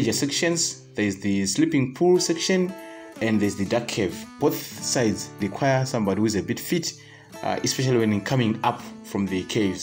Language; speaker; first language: English; non-native, local second language; Shona